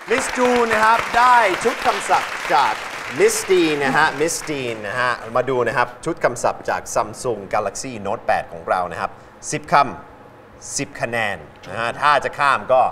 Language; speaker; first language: Thai; native; Thai